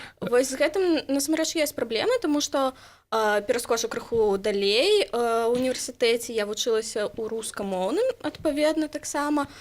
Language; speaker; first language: Belarusian; native; Belarusian